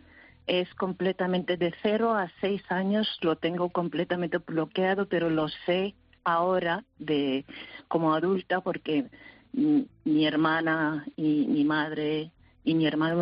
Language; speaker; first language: Spanish; early bilingual, heritage; Spanish